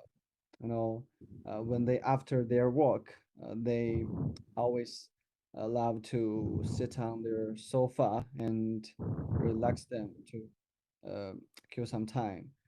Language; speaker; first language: English; non-native, learner; Chinese